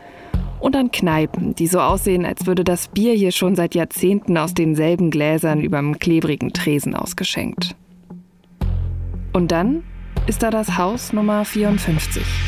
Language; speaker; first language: German; native; German